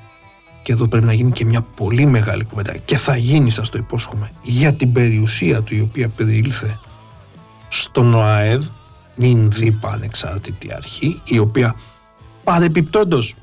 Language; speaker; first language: Greek; native; Greek